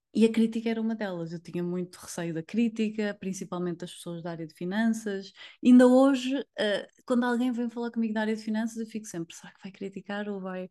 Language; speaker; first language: Portuguese; native; Portuguese